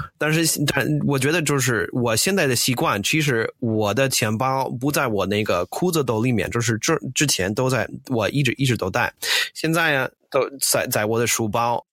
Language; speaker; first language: Chinese; non-native, fluent; English